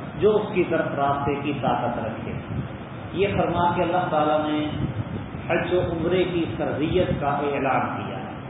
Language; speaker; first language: Urdu; non-native, local second language; Punjabi